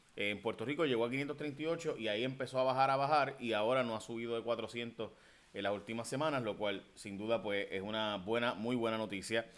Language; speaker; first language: Spanish; early bilingual, heritage; Spanish